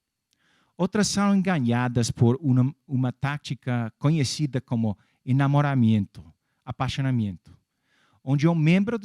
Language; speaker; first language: Portuguese; non-native, fluent; English